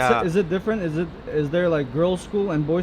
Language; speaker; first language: English; early bilingual, heritage; English